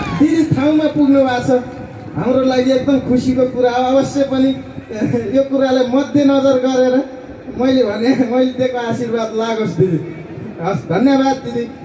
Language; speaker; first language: Nepali; native; Nepali